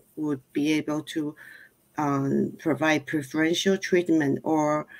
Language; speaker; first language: English; non-native, fluent; Chinese